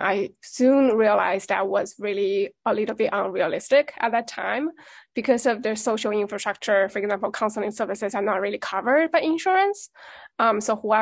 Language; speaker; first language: English; non-native, fluent; Chinese